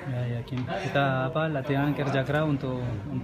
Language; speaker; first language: Indonesian; non-native, learner; Spanish